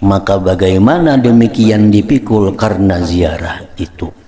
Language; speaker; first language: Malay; non-native, local second language; Banjar